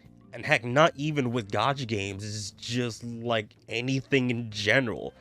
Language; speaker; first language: English; native; English